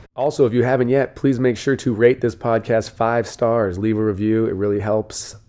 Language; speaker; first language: English; native; English